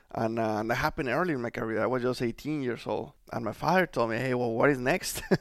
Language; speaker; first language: English; non-native, fluent; Spanish